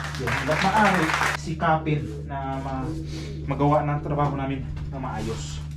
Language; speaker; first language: Filipino; native; Filipino